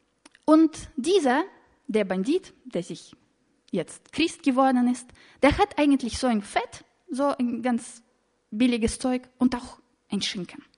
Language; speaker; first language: German; non-native, fluent; Russian